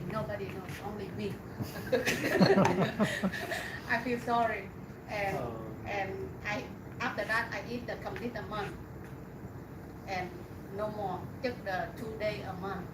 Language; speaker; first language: English; non-native, learner; Vietnamese